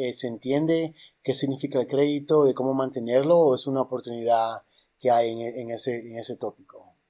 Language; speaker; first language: Spanish; native; Spanish